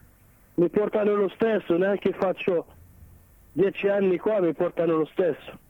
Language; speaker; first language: Italian; non-native, learner; Arabic